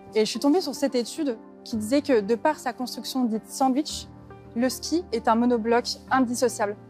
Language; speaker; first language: French; native; French